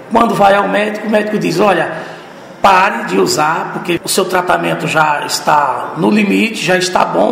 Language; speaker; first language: Portuguese; native; Portuguese